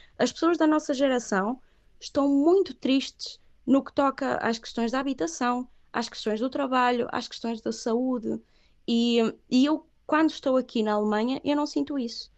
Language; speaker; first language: Portuguese; early bilingual, other home language; Catalan